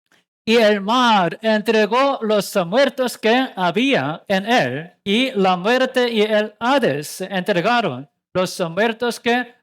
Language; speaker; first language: Spanish; non-native, learner; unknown